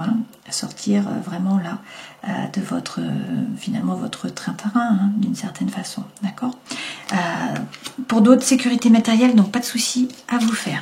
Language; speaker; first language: French; native; French